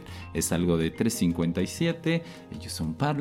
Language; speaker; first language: Spanish; native; Spanish